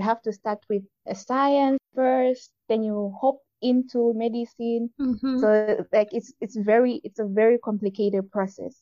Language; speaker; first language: English; non-native, local second language; Bemba